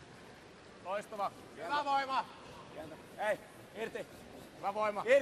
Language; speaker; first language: Finnish; native; Finnish